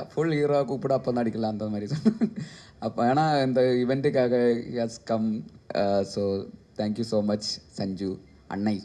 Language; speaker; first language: Tamil; non-native, learner; Malayalam